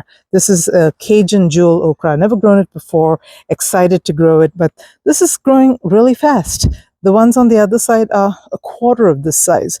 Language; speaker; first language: English; native; English